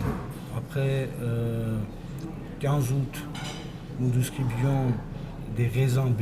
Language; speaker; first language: French; non-native, fluent; Armenian